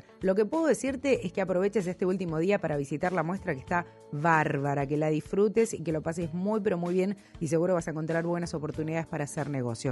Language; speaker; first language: Spanish; native; Spanish